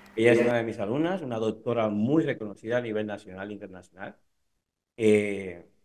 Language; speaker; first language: Spanish; native; Spanish